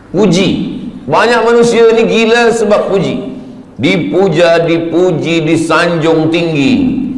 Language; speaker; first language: Malay; native; Malay